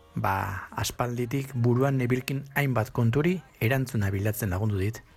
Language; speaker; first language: Basque; non-native, local second language; Spanish